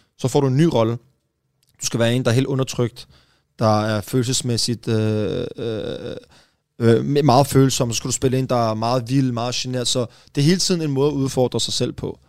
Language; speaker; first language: Danish; early bilingual, other home language; Persian